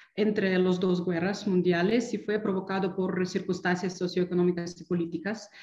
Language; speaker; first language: Spanish; non-native, fluent; Ukrainian